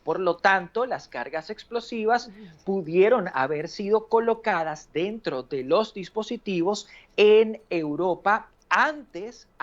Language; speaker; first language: Spanish; native; Spanish